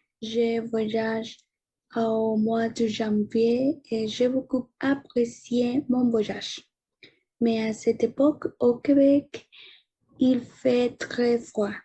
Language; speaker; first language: French; non-native, learner; Spanish